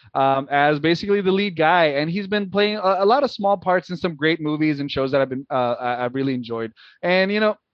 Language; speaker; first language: English; non-native, local second language; Filipino